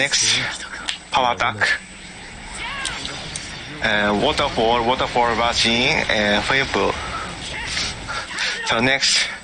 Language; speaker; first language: English; non-native, learner; Japanese